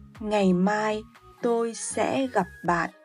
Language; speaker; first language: Vietnamese; non-native, fluent; Korean